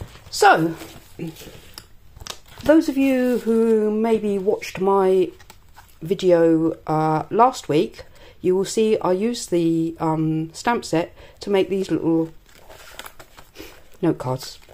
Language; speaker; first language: English; native; English